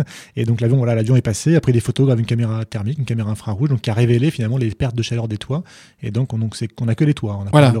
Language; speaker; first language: French; native; French